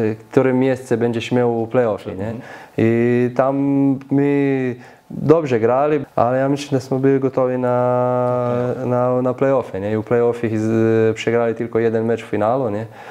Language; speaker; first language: Polish; non-native, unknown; Slovenian